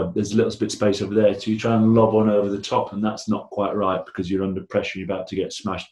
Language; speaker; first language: English; native; English